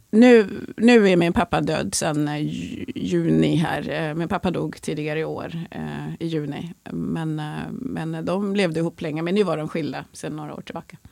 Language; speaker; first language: Swedish; early bilingual, other home language; Swahili